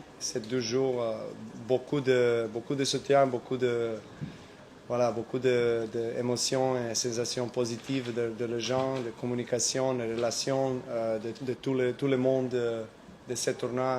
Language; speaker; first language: French; non-native, learner; Serbian